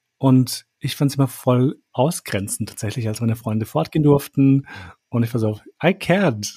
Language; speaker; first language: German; early bilingual, other home language; Albanian